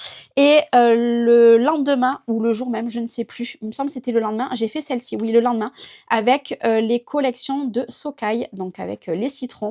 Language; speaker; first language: French; native; French